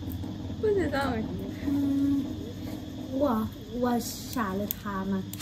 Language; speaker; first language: Chinese; non-native, learner; Lao